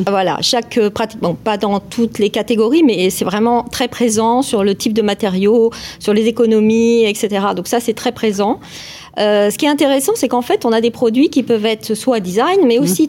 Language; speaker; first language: French; native; French